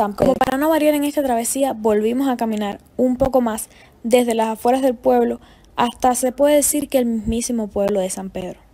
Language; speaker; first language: Spanish; native; Spanish